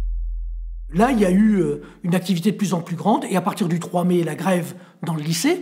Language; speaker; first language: French; native; French